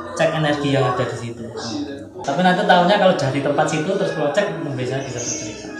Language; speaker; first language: Indonesian; non-native, local second language; Javanese